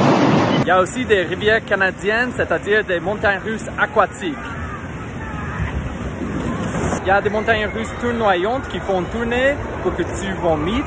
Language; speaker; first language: French; non-native, fluent; English